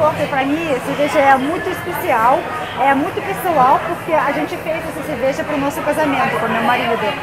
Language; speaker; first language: Portuguese; non-native, fluent; Russian